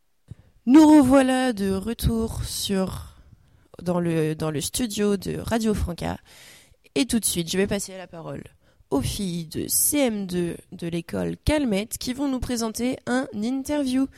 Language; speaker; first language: French; native; French